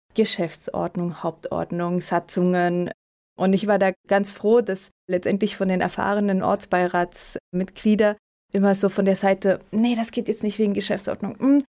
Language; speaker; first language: German; early bilingual, other home language; Spanish